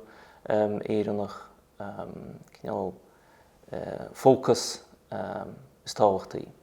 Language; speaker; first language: Irish; non-native, fluent; Russian